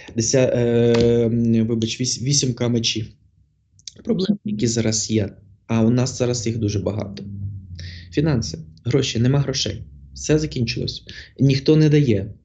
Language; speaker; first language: Ukrainian; non-native, local second language; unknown